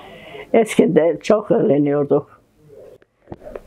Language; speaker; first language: Turkish; non-native, local second language; Greek